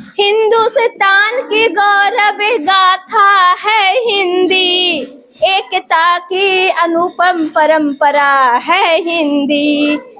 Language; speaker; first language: Hindi; native; Hindi